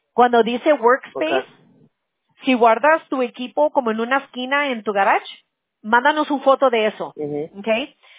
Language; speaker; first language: Spanish; early bilingual, other home language; English